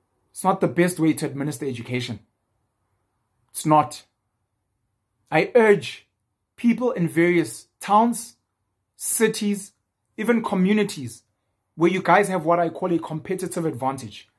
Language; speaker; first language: English; non-native, local second language; Zulu